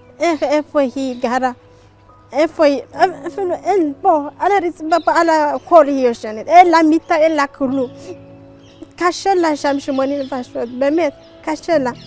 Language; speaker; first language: Hebrew; non-native, learner; Amharic